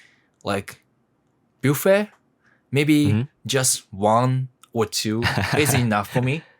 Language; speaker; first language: English; non-native, learner; Japanese